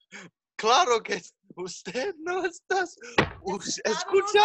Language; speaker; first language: Spanish; non-native, learner; English